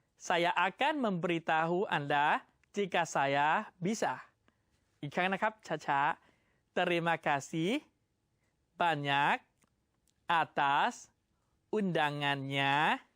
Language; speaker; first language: Indonesian; non-native, fluent; Thai